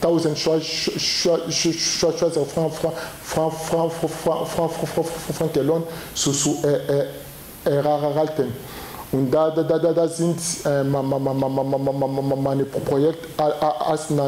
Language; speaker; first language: German; non-native, learner; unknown